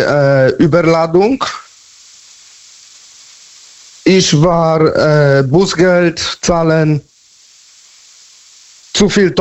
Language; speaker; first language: German; non-native, learner; Polish